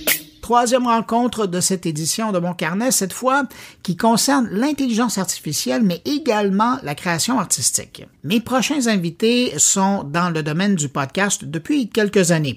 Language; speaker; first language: French; native; French